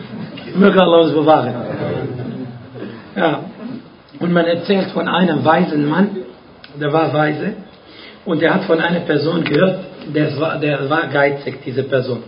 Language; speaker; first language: German; non-native, fluent; Arabic